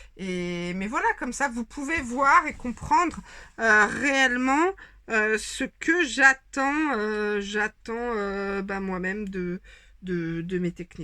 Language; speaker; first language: French; native; French